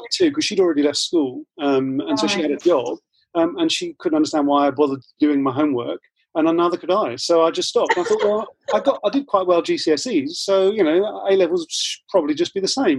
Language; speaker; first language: English; native; English